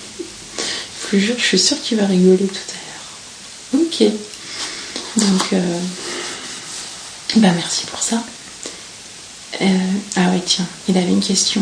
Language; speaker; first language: French; native; French